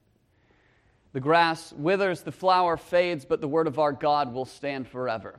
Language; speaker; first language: English; native; English